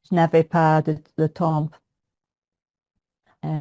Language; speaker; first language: French; non-native, learner; English